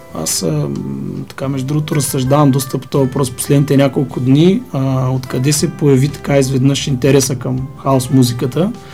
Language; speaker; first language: Bulgarian; native; Bulgarian